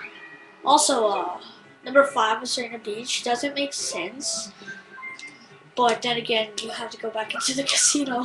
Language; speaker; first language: English; native; English